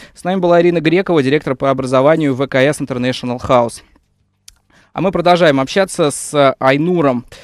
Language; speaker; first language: Russian; native; Russian